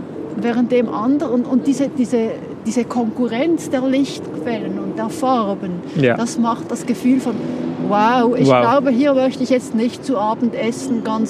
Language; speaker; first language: German; native; German